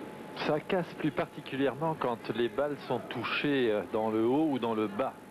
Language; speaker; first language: French; native; French